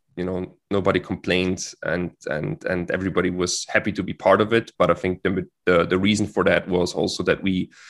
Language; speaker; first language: English; non-native, fluent; German